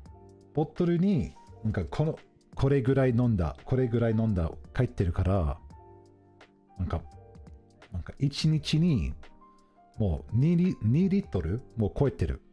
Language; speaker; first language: Japanese; non-native, fluent; English